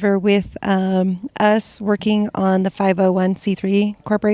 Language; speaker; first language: English; native; English